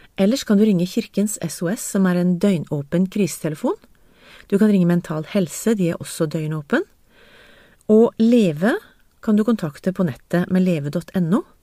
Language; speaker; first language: Norwegian; native; Norwegian